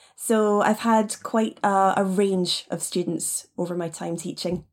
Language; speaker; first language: English; native; English